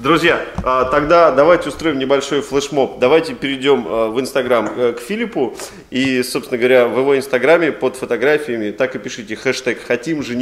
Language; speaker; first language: Russian; native; Russian